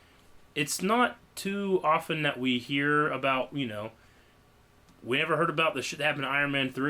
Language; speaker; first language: English; native; English